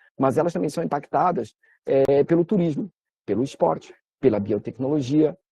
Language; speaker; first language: Portuguese; native; Portuguese